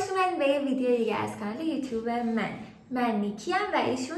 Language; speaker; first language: Persian; native; Persian